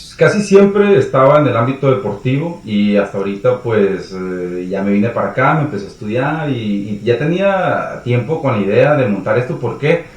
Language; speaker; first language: Spanish; native; Spanish